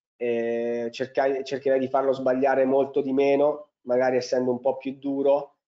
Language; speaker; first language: Italian; native; Italian